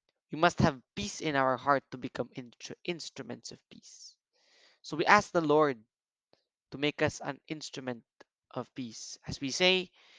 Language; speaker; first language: English; non-native, local second language; Filipino